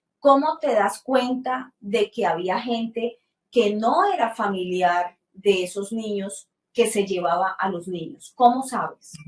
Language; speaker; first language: Spanish; native; Spanish